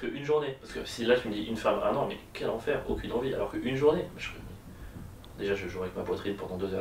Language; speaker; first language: French; native; French